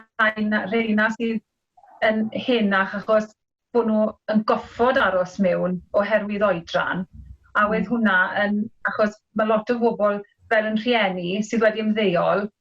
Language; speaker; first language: Welsh; native; Welsh